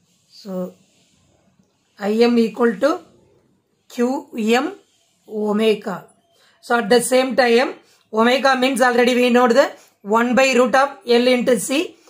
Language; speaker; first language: English; non-native, local second language; Tamil